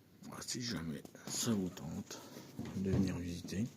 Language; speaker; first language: French; native; French